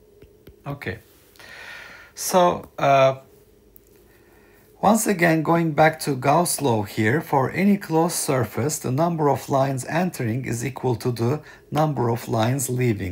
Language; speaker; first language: English; non-native, fluent; Turkish